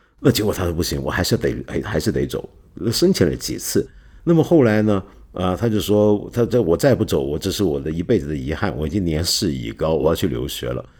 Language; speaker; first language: Chinese; non-native, local second language; Cantonese